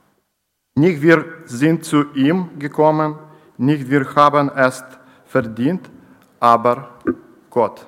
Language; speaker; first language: German; non-native, learner; Ukrainian